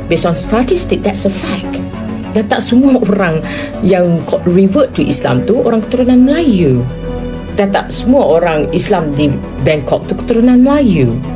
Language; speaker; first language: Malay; non-native, fluent; Thai